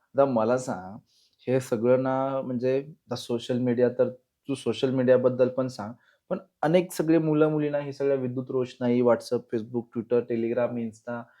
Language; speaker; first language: Marathi; native; Marathi